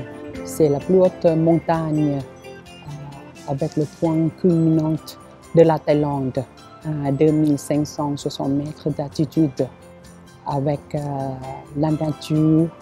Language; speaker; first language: French; non-native, learner; Thai